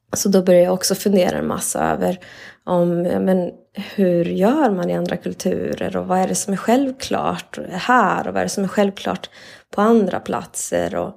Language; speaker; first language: Swedish; early bilingual, other home language; Spanish